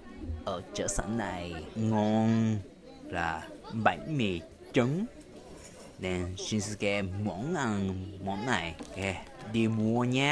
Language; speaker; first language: Vietnamese; non-native, learner; Japanese